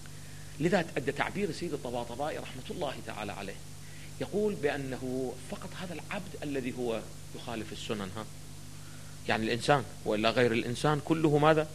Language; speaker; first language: Arabic; native; Arabic